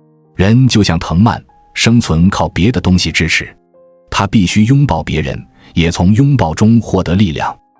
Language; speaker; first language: Chinese; native; Chinese